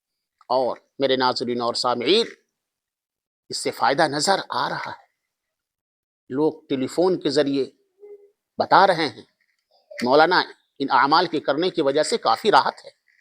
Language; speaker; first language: Urdu; native; Urdu